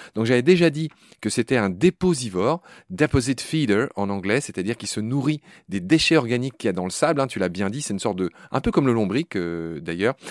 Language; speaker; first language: French; native; French